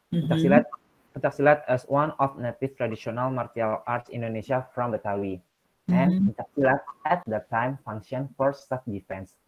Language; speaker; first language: English; non-native, learner; Indonesian